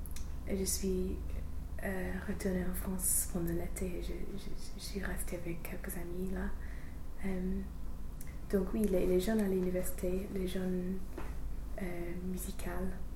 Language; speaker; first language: French; non-native, fluent; English